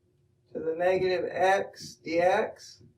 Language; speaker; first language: English; native; English